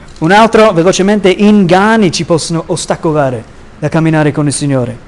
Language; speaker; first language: Italian; non-native, fluent; English